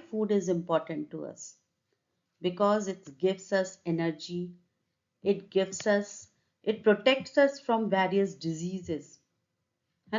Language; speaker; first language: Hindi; native; Hindi